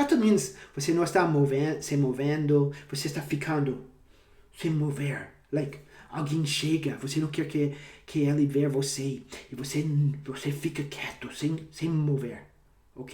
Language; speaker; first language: Portuguese; non-native, fluent; English